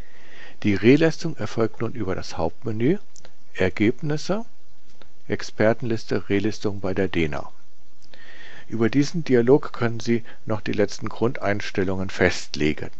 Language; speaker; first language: German; native; German